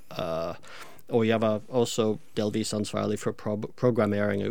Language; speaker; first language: Norwegian; non-native, fluent; English